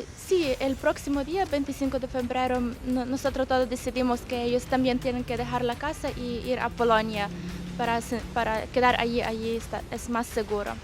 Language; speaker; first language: Spanish; non-native, fluent; Ukrainian